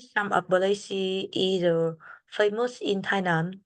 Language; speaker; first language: English; non-native, learner; Vietnamese